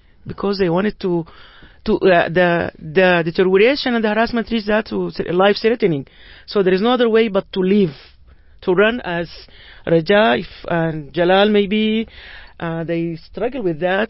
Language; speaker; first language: English; non-native, fluent; Arabic